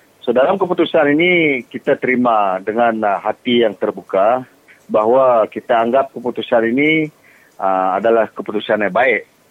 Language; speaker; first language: Malay; non-native, local second language; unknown